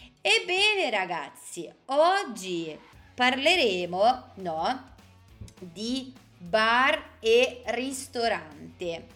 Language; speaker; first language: Italian; non-native, fluent; Portuguese